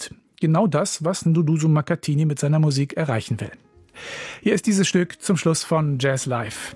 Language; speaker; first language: German; native; German